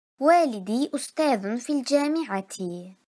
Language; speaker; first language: Arabic; non-native, learner; Turkish